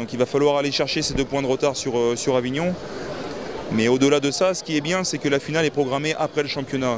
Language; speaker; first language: French; native; French